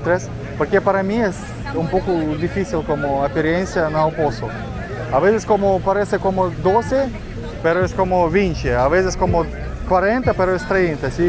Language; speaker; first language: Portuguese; non-native, learner; Russian